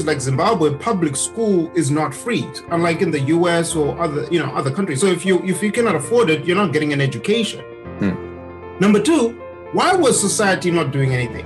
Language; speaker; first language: English; non-native, local second language; Shona